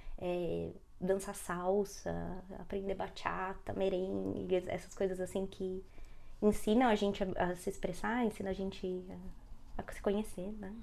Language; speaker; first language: Portuguese; native; Portuguese